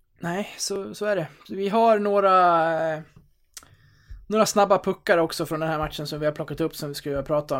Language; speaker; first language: Swedish; native; Swedish